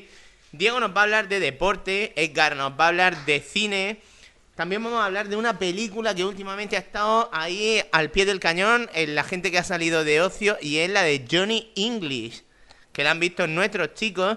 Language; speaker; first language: Spanish; native; Spanish